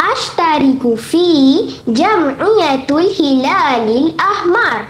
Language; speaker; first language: Arabic; non-native, learner; Malay